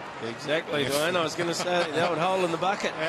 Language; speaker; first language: English; native; English